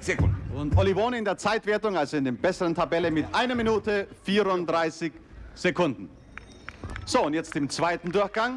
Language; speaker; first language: German; native; German